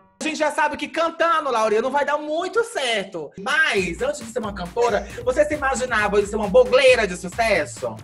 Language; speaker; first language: Portuguese; native; Portuguese